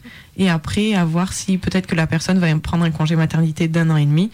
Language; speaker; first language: French; native; French